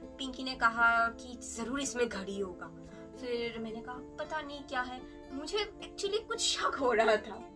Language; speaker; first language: Hindi; native; Hindi